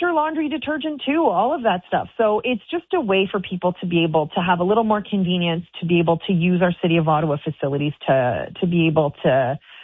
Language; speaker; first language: English; native; English